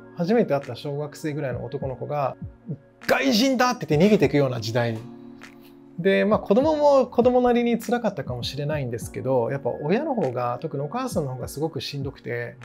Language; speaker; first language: Japanese; early bilingual, other home language; English